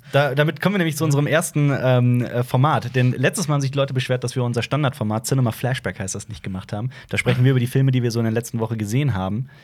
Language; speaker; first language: German; early bilingual, other home language; Turkish